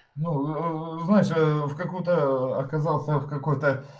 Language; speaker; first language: Russian; native; Russian